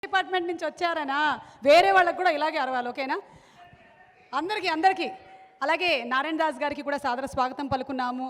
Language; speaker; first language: Telugu; native; Telugu